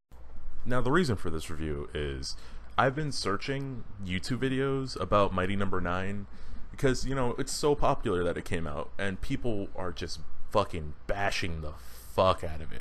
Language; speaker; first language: English; native; English